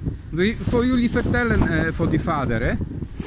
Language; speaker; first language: Dutch; non-native, learner; Polish